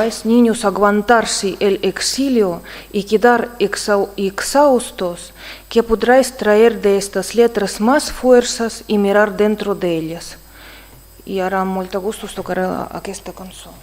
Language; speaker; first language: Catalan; non-native, fluent; Russian